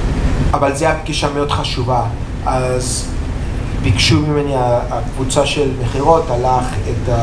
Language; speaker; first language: Hebrew; non-native, learner; English